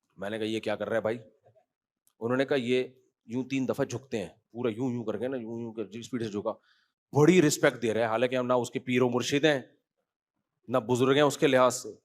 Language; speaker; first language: Urdu; native; Urdu